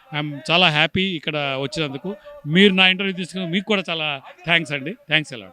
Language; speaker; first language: Telugu; native; Telugu